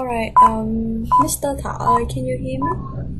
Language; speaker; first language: English; non-native, fluent; Vietnamese